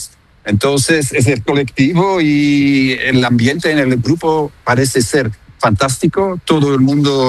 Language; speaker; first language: Spanish; non-native, fluent; Dutch